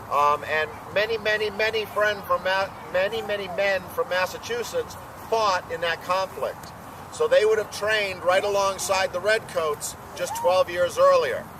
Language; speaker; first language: English; native; English